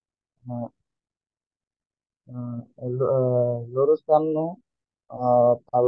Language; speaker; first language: Italian; non-native, learner; Bangla